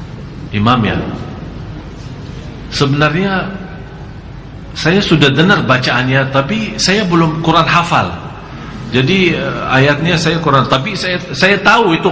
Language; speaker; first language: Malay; non-native, fluent; Arabic